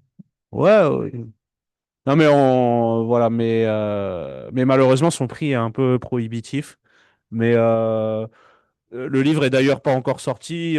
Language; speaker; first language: French; native; French